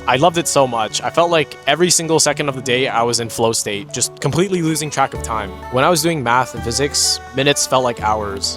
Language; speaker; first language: English; native; English